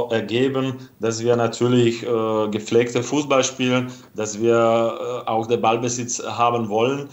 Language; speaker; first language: German; non-native, fluent; Slovak